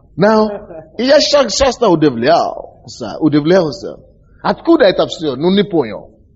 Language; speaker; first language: Russian; non-native, fluent; Yoruba